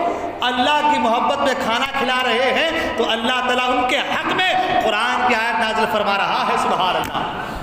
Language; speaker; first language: Urdu; native; Urdu